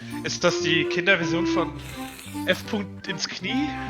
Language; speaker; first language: German; native; German